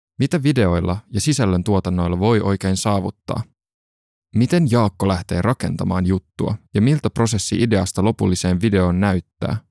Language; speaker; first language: Finnish; native; Finnish